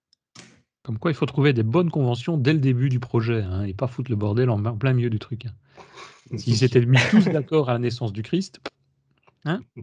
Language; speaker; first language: French; native; French